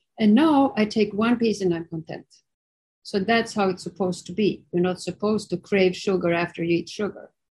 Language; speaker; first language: English; non-native, fluent; Swedish